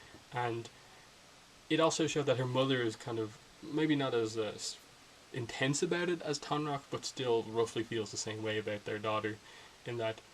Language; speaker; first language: English; native; English